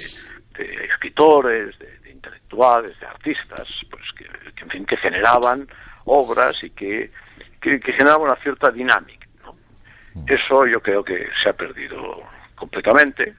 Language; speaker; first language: Spanish; native; Spanish